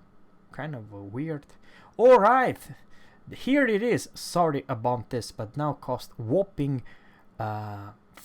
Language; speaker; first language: English; non-native, fluent; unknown